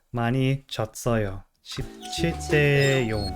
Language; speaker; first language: Korean; early bilingual, other home language; English